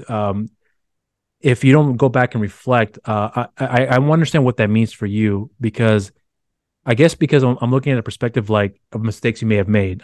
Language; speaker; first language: English; early bilingual, other home language; Spanish